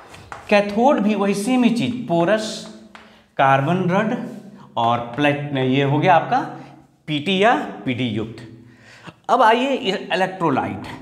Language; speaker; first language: Hindi; native; Hindi